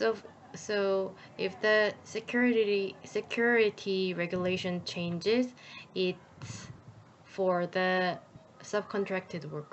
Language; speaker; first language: English; non-native, learner; Korean